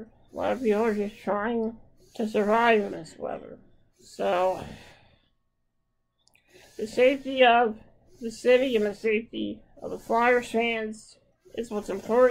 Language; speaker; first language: English; native; English